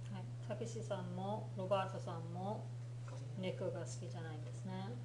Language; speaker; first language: Japanese; non-native, fluent; English